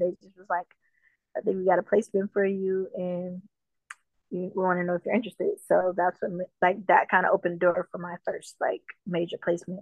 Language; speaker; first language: English; native; English